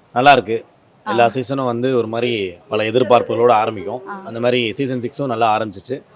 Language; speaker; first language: Tamil; native; Tamil